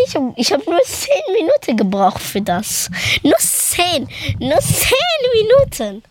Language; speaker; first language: German; early bilingual, other home language; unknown